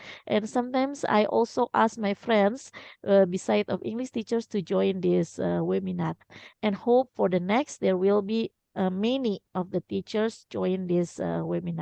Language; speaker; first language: English; non-native, fluent; Indonesian